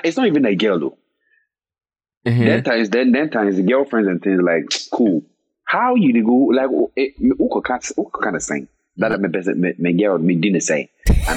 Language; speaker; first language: English; non-native, local second language; Akan